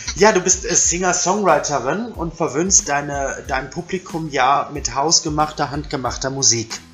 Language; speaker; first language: German; native; German